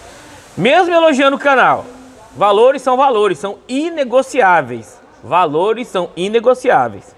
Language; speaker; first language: Portuguese; native; Portuguese